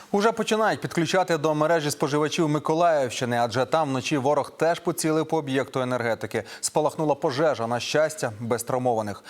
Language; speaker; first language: Ukrainian; native; Ukrainian